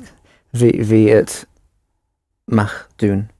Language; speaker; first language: Dutch; non-native, learner; English